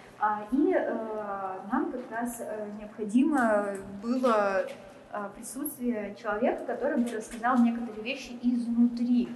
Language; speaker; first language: Russian; native; Russian